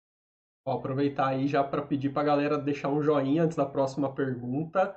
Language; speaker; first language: Portuguese; native; Portuguese